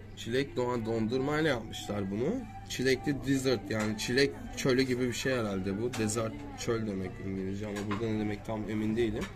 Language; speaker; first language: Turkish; native; Turkish